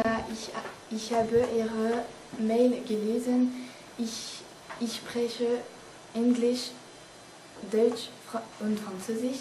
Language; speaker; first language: German; non-native, learner; French